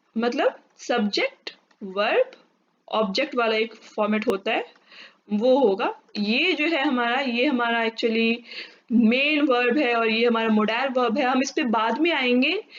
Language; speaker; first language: Hindi; native; Hindi